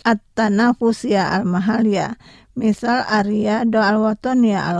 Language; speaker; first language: Arabic; non-native, fluent; Indonesian